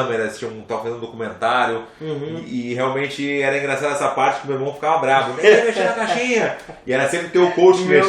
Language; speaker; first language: Portuguese; native; Portuguese